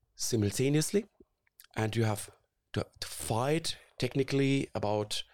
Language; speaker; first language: English; non-native, fluent; Arabic